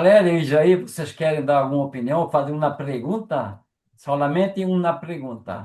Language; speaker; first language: Portuguese; native; Portuguese